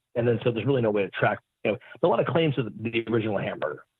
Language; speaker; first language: English; native; English